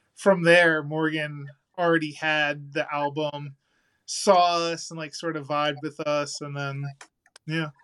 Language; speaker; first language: English; native; English